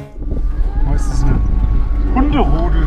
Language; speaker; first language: German; native; German